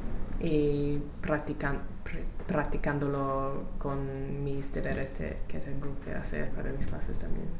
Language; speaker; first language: Spanish; non-native, learner; English